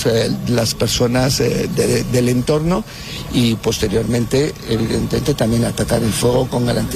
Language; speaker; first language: Spanish; native; Spanish